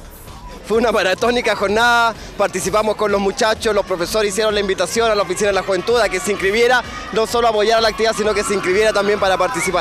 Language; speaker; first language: Spanish; native; Spanish